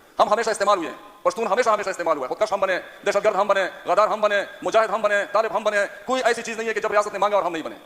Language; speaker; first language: Urdu; non-native, local second language; Pashto